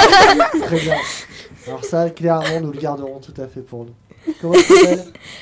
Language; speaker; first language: French; native; French